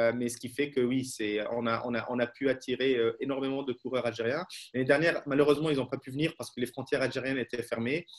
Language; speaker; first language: French; non-native, local second language; Arabic